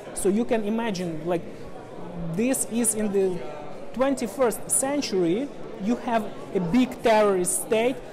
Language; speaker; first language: English; non-native, fluent; Ukrainian